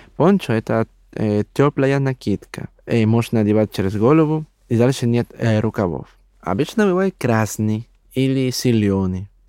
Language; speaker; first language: Russian; non-native, learner; Spanish